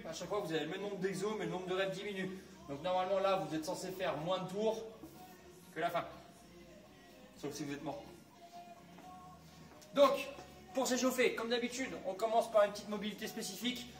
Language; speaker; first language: French; native; French